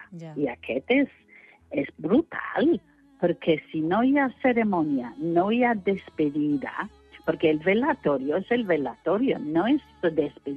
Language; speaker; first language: Catalan; non-native, fluent; English